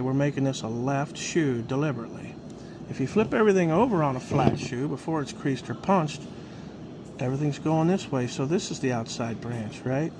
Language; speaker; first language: English; native; English